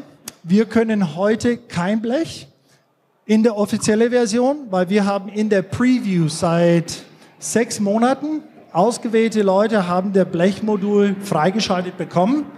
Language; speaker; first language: German; non-native, fluent; English